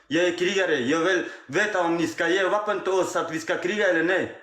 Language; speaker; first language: Swedish; non-native, learner; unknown